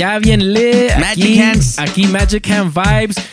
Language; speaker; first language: Spanish; early bilingual, other home language; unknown